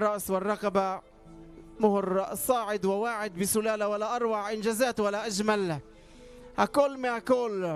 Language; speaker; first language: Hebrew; non-native, local second language; Arabic